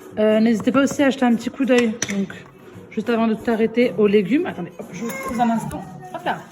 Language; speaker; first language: French; early bilingual, other home language; Arabic